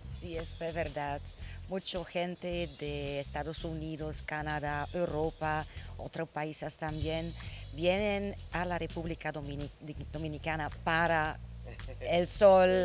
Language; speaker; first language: Spanish; non-native, learner; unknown